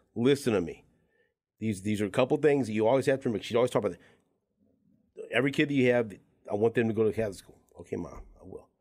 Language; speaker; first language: English; early bilingual, other home language; Spanish